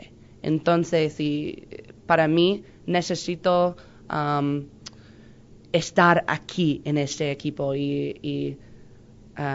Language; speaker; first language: Spanish; non-native, learner; English